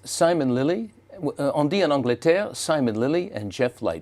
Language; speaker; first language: French; non-native, fluent; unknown